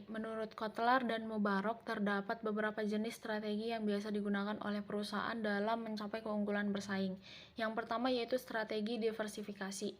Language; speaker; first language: Indonesian; native; Indonesian